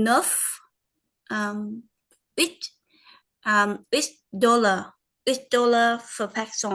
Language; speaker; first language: French; non-native, learner; Vietnamese